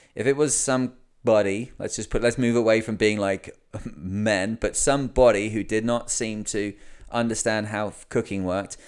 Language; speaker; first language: English; native; English